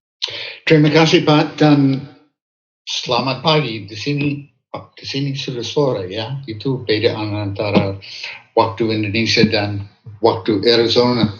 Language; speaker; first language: Indonesian; non-native, fluent; English